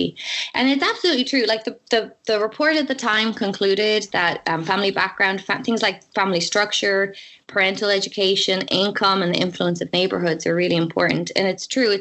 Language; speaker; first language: English; native; English